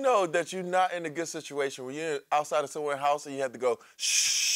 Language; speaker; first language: English; native; English